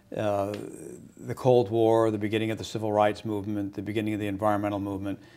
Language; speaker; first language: English; native; English